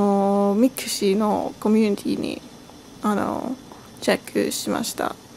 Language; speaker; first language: Japanese; non-native, learner; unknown